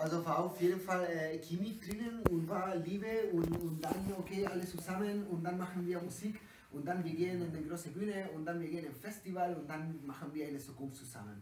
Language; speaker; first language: German; non-native, learner; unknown